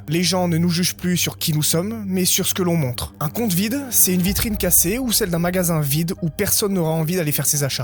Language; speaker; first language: French; native; French